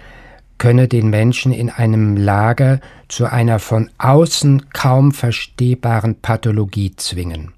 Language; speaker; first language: German; native; German